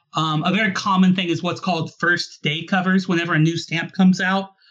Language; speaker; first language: English; native; English